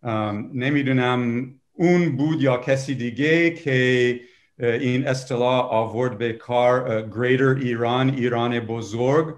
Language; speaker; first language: Persian; non-native, fluent; English